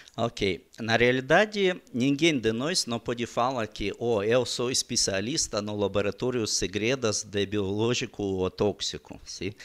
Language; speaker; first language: Portuguese; non-native, learner; Russian